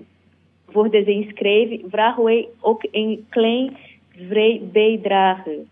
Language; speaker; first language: Dutch; non-native, learner; Portuguese